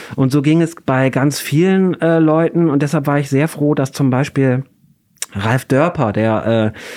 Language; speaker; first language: German; native; German